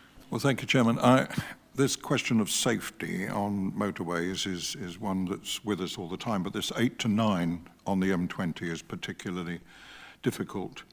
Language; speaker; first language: English; native; English